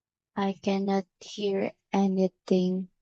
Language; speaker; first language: English; non-native, learner; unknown